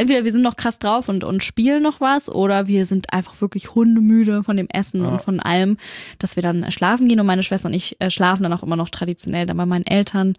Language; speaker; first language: German; native; German